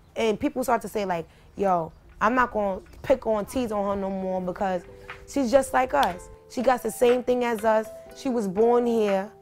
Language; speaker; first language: English; native; English